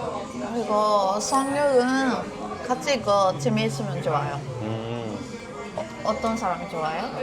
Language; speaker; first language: Korean; non-native, fluent; Japanese